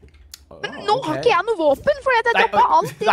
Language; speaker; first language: Norwegian; native; Norwegian